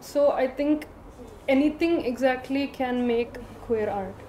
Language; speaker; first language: English; early bilingual, other home language; Tamil